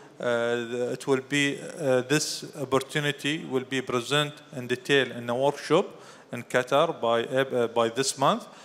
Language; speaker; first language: English; non-native, fluent; Arabic